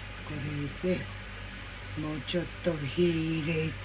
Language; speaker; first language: Japanese; native; Japanese